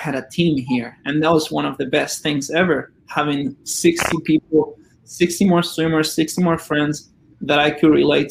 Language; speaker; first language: English; non-native, fluent; Spanish